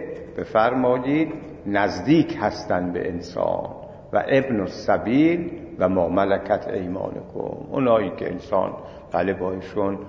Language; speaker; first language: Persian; native; Persian